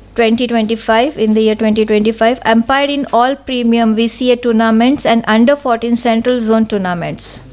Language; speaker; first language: English; non-native, local second language; Marathi